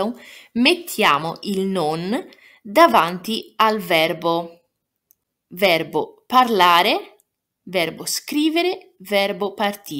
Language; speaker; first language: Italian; non-native, fluent; Portuguese